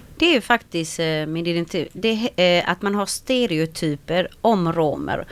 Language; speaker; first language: Swedish; early bilingual, other home language; Romany